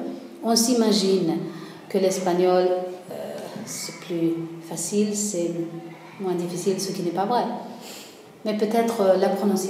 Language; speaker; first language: French; non-native, fluent; Swedish